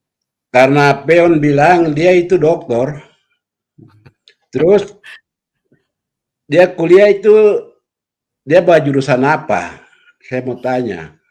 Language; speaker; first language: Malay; non-native, local second language; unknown